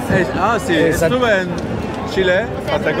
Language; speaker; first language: Spanish; non-native, learner; Turkish